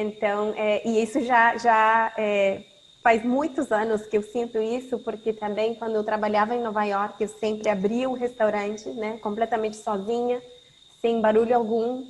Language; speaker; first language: Portuguese; non-native, fluent; Spanish